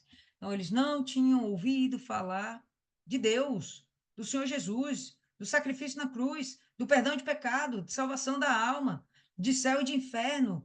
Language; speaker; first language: Portuguese; native; Portuguese